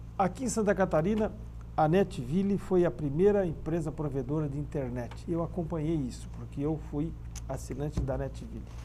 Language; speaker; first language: Portuguese; native; Portuguese